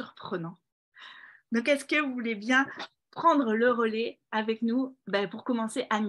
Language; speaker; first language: French; native; French